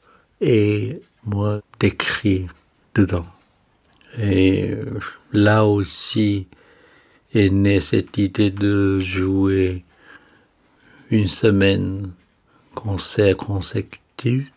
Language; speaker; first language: French; non-native, fluent; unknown